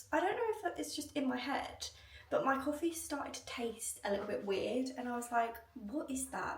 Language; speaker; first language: English; native; English